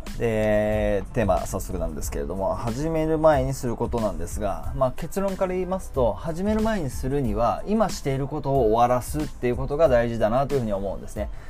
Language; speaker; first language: Japanese; native; Japanese